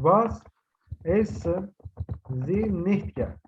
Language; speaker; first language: German; non-native, fluent; Turkish